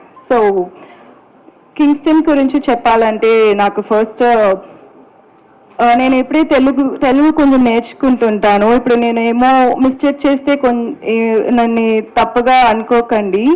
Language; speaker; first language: Telugu; non-native, learner; Tamil